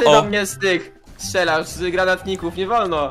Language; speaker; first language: Polish; native; Polish